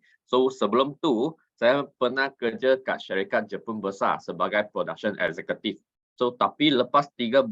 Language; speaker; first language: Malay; native; Malay